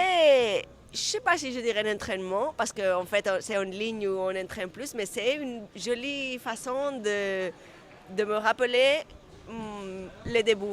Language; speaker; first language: French; non-native, fluent; Spanish